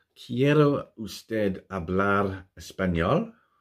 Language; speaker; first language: Spanish; non-native, learner; English